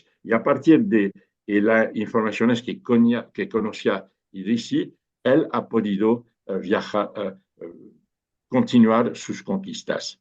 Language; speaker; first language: Spanish; non-native, fluent; French